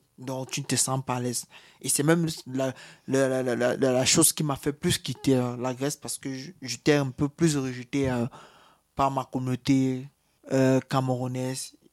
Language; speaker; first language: French; native; French